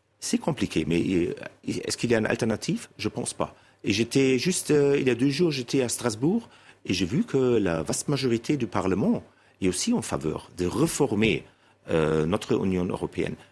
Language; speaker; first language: French; non-native, fluent; German